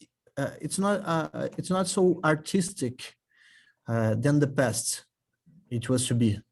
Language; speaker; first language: English; non-native, fluent; Portuguese